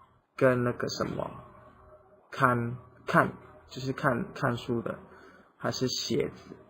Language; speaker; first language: Chinese; non-native, fluent; Indonesian